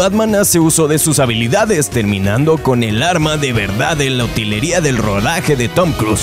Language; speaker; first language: Spanish; native; Spanish